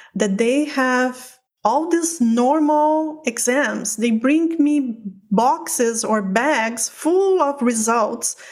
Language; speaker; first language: English; non-native, fluent; Portuguese